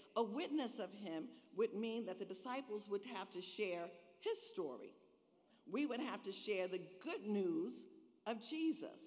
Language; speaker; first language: English; native; English